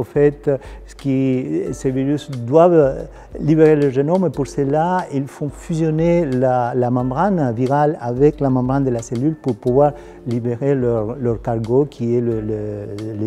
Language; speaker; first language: French; non-native, fluent; Spanish